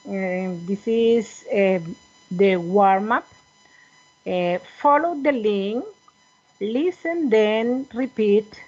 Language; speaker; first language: English; non-native, learner; Spanish